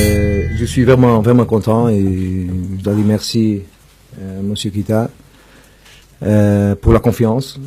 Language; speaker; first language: French; non-native, fluent; Portuguese